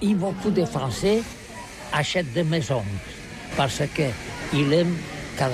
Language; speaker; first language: French; non-native, learner; Catalan